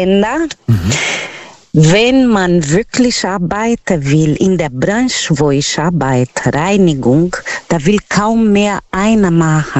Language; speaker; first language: German; non-native, fluent; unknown